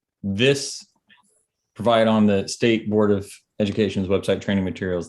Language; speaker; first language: English; native; English